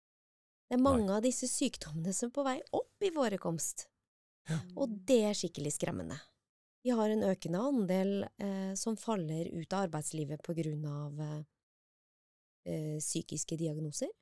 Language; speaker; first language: Norwegian; native; Norwegian